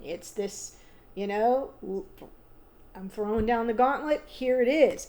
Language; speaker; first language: English; native; English